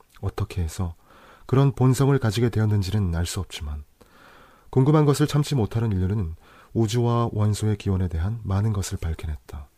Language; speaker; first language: Korean; native; Korean